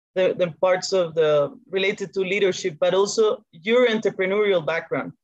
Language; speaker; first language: English; non-native, fluent; Spanish